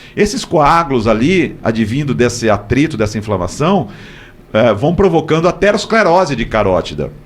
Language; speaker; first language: Portuguese; native; Portuguese